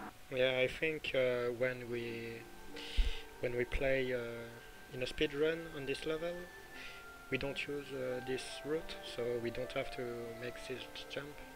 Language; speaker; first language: English; non-native, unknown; French